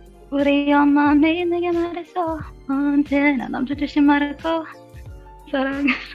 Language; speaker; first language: Korean; non-native, fluent; Waray